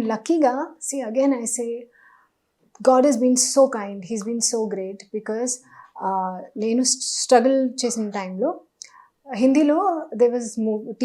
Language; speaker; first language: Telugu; non-native, learner; Hindi